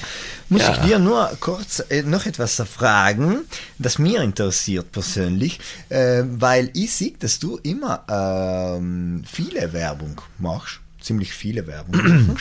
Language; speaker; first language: German; non-native, local second language; Italian